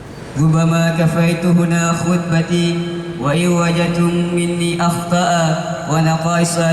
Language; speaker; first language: Arabic; non-native, learner; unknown